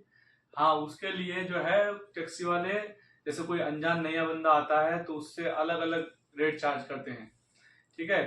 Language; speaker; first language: Hindi; native; Hindi